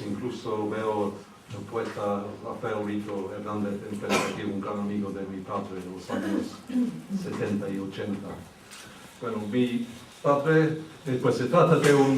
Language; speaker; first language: Spanish; early bilingual, heritage; English